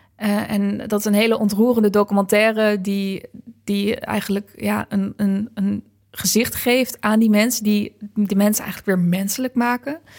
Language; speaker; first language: Dutch; native; Dutch